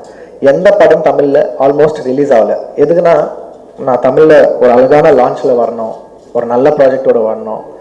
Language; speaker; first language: Tamil; non-native, local second language; Telugu